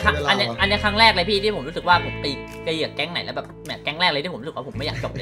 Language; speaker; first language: Thai; native; Thai